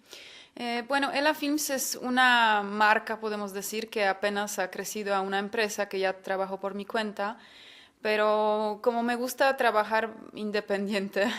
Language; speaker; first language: Spanish; non-native, fluent; Polish